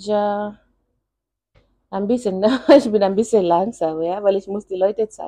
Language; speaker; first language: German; non-native, learner; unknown